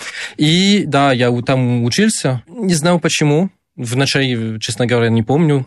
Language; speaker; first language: Russian; non-native, fluent; French